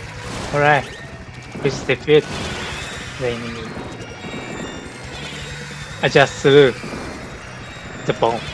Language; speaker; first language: English; non-native, learner; Japanese